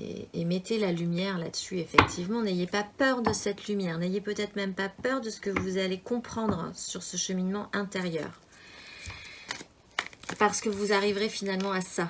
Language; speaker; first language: French; native; French